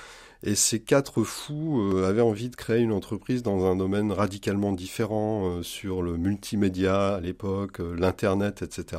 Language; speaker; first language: French; native; French